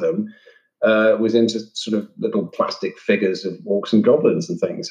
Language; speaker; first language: English; native; English